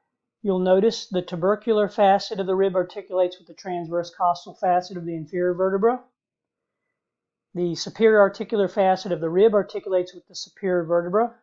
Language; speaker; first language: English; native; English